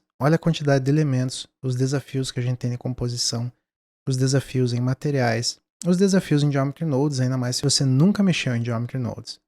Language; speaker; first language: Portuguese; native; Portuguese